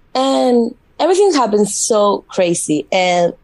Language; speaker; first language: English; non-native, fluent; Spanish